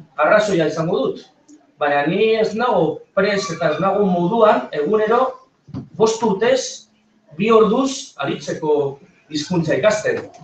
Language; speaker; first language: Basque; non-native, local second language; Spanish